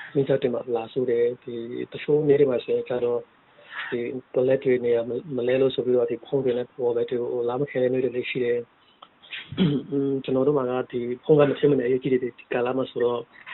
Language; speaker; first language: Burmese; native; Burmese